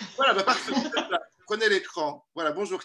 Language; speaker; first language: French; native; French